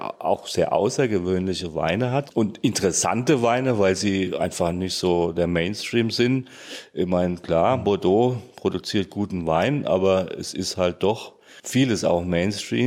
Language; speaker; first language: German; native; German